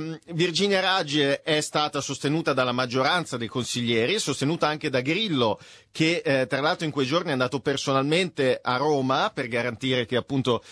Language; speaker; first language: Italian; native; Italian